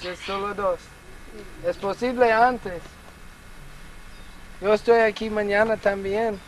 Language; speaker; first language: Spanish; non-native, learner; English